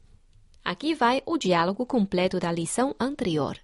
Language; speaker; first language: Portuguese; non-native, fluent; Chinese